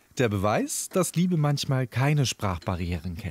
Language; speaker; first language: German; early bilingual, other home language; Croatian